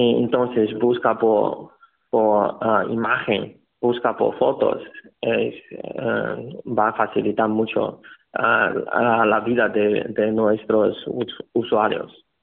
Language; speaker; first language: Spanish; non-native, learner; Chinese